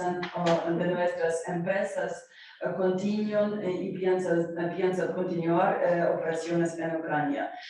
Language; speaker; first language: Spanish; non-native, learner; Ukrainian